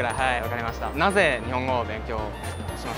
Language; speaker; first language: Japanese; non-native, fluent; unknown